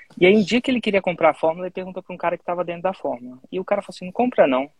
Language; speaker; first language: Portuguese; native; Portuguese